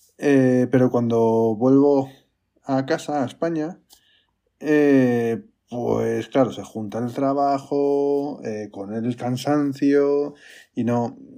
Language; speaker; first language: Spanish; native; Spanish